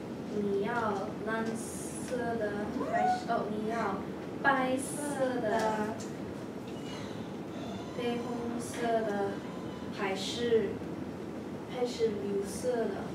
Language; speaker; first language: Chinese; non-native, learner; English